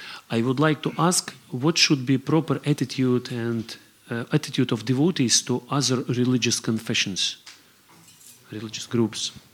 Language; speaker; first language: English; non-native, fluent; Russian